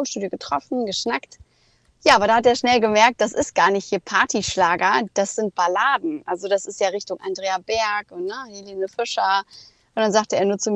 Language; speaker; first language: German; native; German